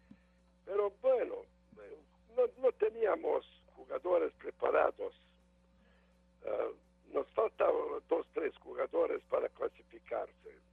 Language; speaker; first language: Spanish; non-native, learner; Serbian